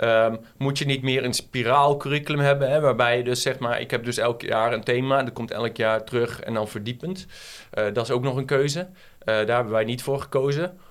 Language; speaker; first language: Dutch; native; Dutch